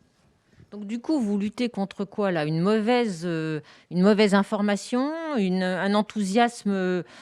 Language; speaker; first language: French; native; French